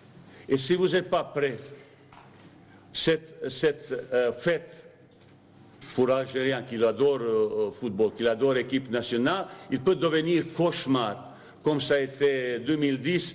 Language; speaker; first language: French; non-native, fluent; Bosnian